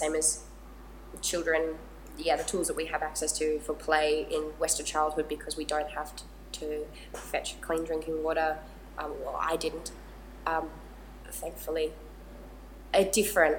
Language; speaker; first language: English; native; English